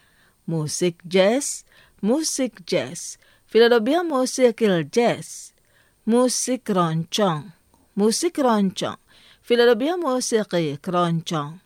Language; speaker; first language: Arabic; non-native, learner; Indonesian